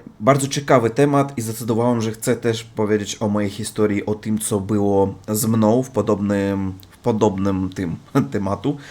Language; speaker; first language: Polish; non-native, learner; Russian